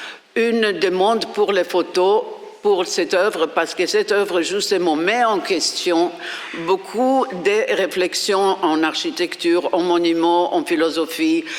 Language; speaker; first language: French; non-native, fluent; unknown